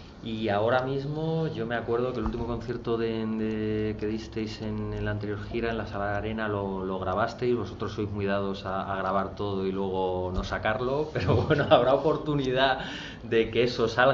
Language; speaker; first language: Spanish; native; Spanish